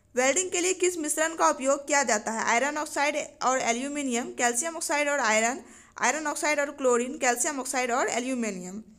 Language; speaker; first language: Hindi; native; Hindi